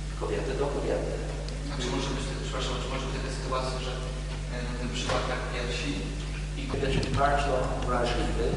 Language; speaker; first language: Polish; non-native, learner; English